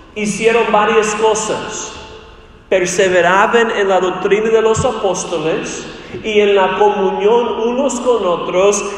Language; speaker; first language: Spanish; non-native, fluent; English